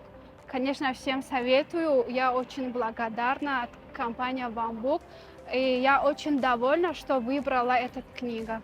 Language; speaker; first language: Russian; non-native, learner; Tajik